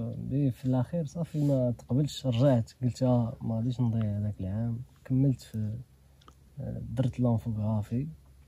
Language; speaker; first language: Arabic; native; Arabic